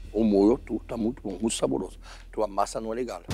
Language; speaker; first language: Portuguese; non-native, fluent; French